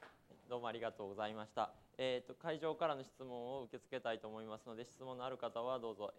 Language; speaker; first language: Japanese; native; Japanese